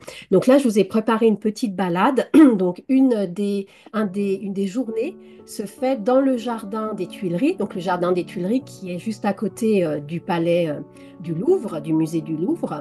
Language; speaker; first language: French; native; French